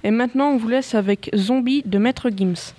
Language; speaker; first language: French; native; French